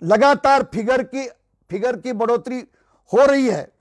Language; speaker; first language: Hindi; non-native, local second language; Marathi